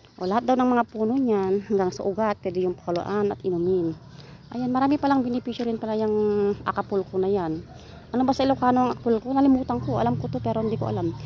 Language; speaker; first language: Filipino; non-native, local second language; Iloko